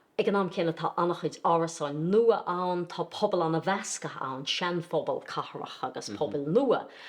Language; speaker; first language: Irish; native; Irish